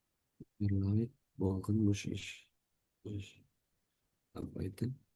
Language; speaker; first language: German; non-native, learner; Indonesian